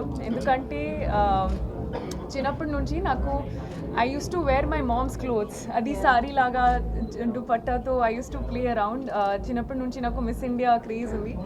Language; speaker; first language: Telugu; non-native, learner; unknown